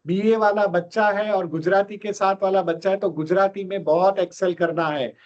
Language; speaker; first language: Hindi; non-native, local second language; Gujarati